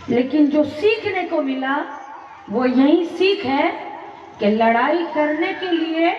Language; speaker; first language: Hindi; non-native, local second language; Bangla